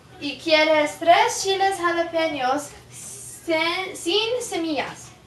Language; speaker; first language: Spanish; non-native, learner; English